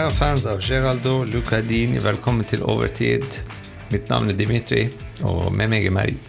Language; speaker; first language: Norwegian; non-native, fluent; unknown